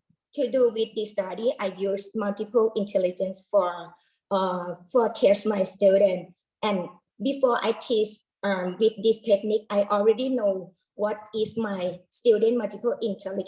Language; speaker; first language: English; non-native, learner; Thai